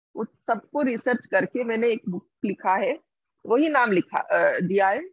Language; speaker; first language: Hindi; non-native, local second language; Odia